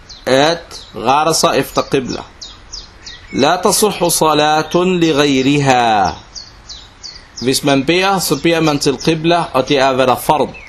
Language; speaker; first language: Danish; non-native, local second language; Arabic